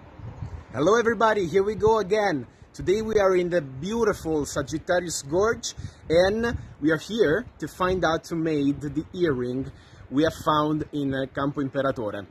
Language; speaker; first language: English; non-native, fluent; Italian